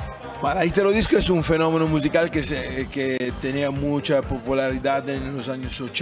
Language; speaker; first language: Spanish; non-native, learner; Italian